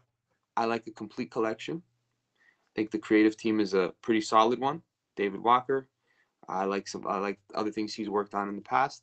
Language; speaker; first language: English; native; English